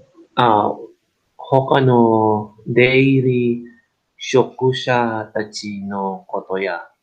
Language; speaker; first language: Japanese; non-native, learner; English